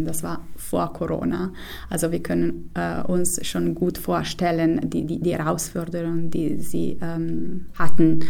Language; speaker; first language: German; non-native, fluent; Italian